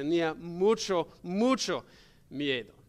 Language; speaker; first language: Spanish; non-native, learner; English